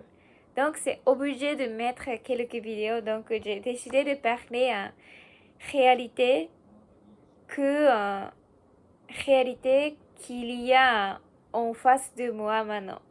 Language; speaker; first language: French; non-native, learner; Japanese